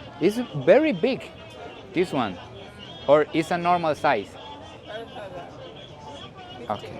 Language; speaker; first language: English; non-native, learner; Spanish